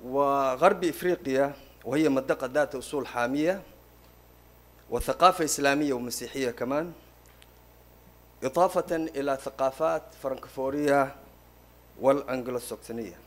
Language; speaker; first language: Arabic; non-native, local second language; Somali